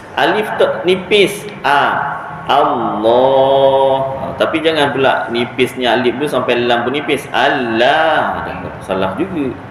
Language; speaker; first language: Malay; native; Malay